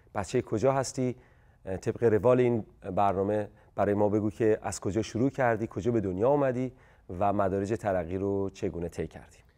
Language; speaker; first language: Persian; native; Persian